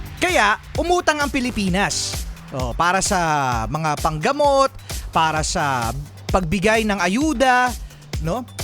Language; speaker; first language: Filipino; native; Filipino